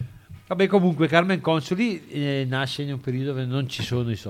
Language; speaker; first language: Italian; native; Italian